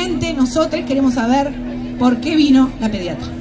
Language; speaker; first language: Spanish; native; Spanish